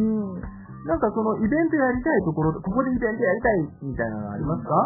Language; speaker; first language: Japanese; native; Japanese